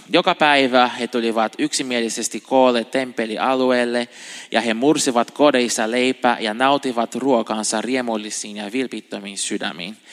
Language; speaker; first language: Finnish; non-native, fluent; Portuguese